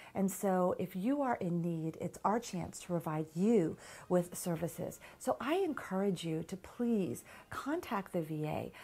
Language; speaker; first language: English; native; English